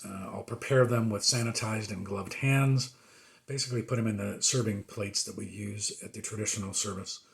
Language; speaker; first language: English; native; English